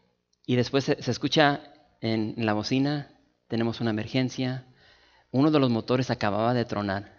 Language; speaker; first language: Spanish; native; Spanish